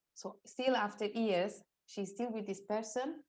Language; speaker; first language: English; non-native, fluent; Italian